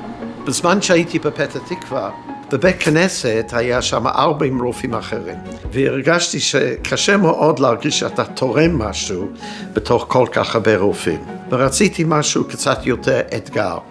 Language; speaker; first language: Hebrew; non-native, fluent; English